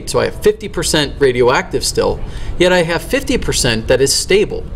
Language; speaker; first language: English; native; English